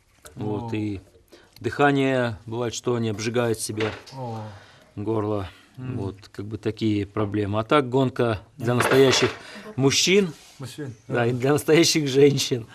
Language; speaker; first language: Russian; native; Russian